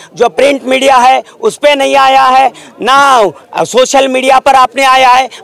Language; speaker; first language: Hindi; non-native, local second language; Marathi